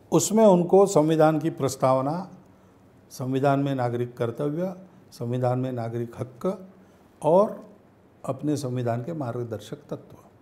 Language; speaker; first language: Hindi; non-native, local second language; Marathi